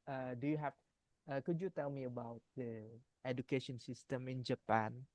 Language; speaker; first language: English; non-native, learner; Indonesian